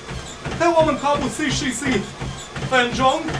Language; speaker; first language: Chinese; non-native, learner; Russian